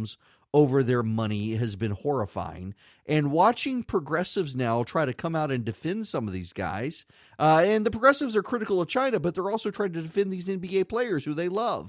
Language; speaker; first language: English; native; English